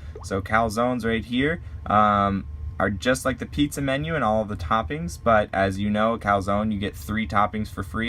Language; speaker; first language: English; native; English